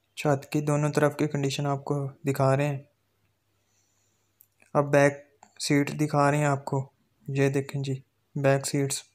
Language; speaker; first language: Urdu; native; Urdu